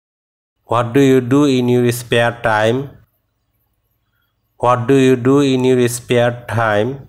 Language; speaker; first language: English; non-native, fluent; Bangla